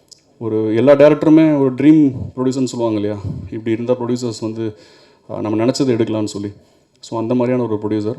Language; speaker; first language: Tamil; native; Tamil